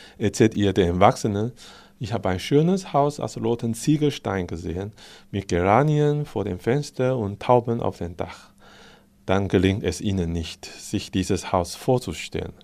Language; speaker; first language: German; non-native, fluent; Chinese